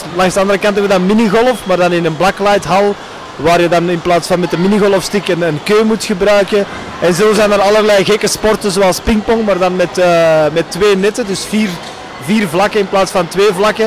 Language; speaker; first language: Dutch; native; Dutch